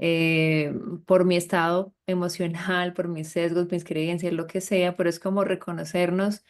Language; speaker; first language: Spanish; native; Spanish